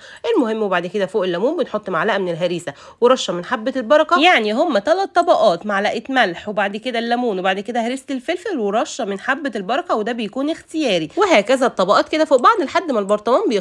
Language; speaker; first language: Arabic; native; Arabic